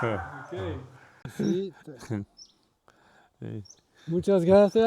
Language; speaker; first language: Spanish; non-native, learner; French